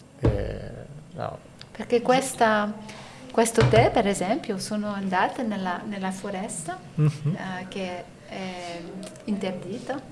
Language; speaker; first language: Italian; non-native, learner; French